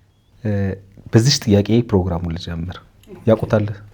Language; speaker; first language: Amharic; native; Amharic